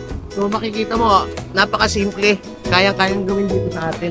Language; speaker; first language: Filipino; native; Filipino